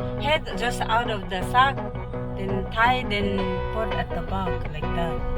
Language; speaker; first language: English; non-native, learner; Korean